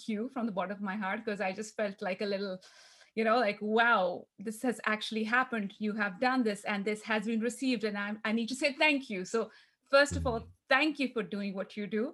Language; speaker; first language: English; non-native, local second language; Urdu